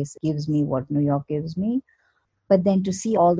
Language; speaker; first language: English; non-native, local second language; Malayalam